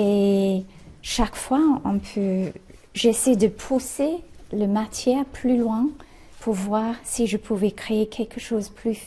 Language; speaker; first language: French; non-native, fluent; English